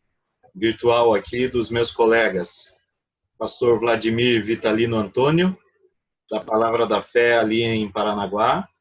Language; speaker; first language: Portuguese; native; Portuguese